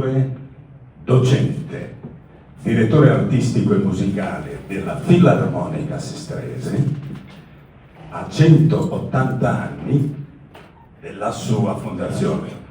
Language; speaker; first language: Italian; native; Italian